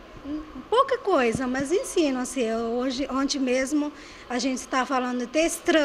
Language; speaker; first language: Portuguese; non-native, local second language; Spanish